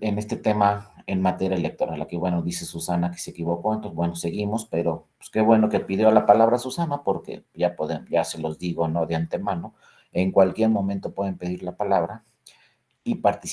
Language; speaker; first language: Spanish; native; Spanish